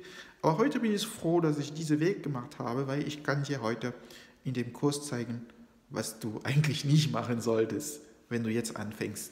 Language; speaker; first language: German; non-native, fluent; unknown